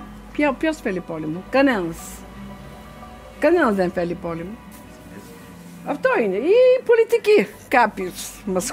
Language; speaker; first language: Greek; non-native, learner; Bulgarian